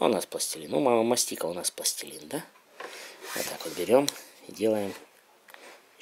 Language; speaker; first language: Russian; native; Russian